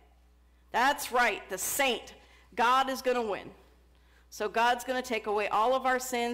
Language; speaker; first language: English; native; English